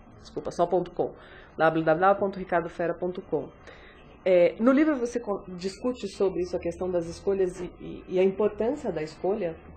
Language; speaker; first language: Portuguese; native; Portuguese